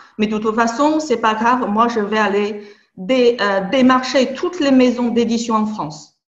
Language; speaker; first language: French; non-native, fluent; Chinese